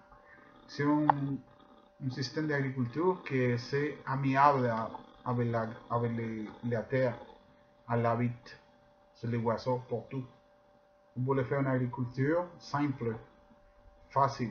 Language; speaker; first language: French; non-native, fluent; Spanish